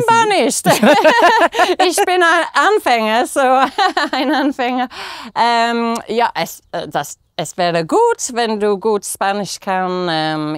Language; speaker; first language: German; non-native, fluent; English